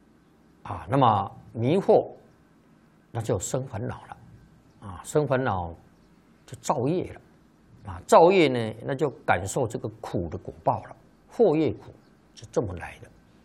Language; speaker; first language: Chinese; native; Chinese